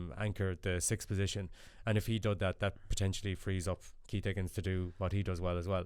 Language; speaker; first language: English; native; English